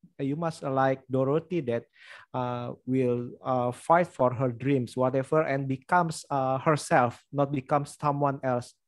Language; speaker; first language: English; non-native, learner; Indonesian